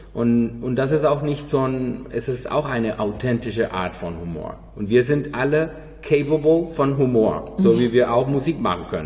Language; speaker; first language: German; non-native, fluent; Spanish